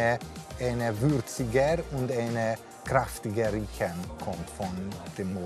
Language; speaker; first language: German; non-native, learner; Hungarian